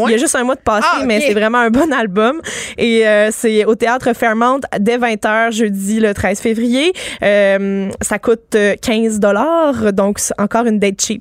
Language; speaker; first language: French; native; French